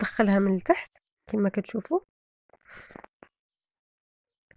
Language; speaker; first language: Arabic; native; Arabic